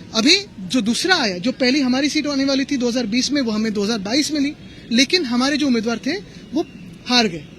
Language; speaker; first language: Hindi; non-native, local second language; Marathi